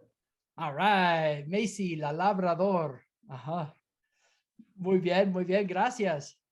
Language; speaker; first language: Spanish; non-native, fluent; English